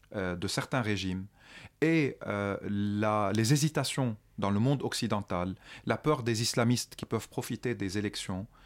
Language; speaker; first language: French; non-native, local second language; Arabic